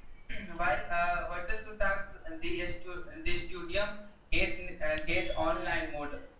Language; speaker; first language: German; non-native, learner; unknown